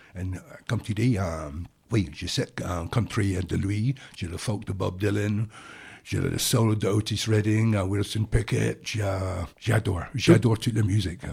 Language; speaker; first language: French; non-native, fluent; English